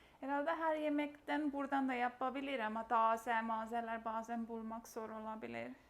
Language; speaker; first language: Turkish; non-native, fluent; Estonian